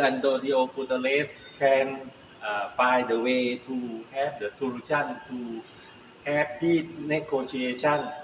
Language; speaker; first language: English; non-native, learner; Thai